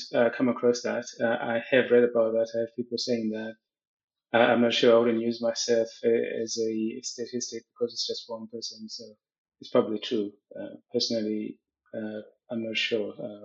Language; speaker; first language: English; non-native, local second language; Swati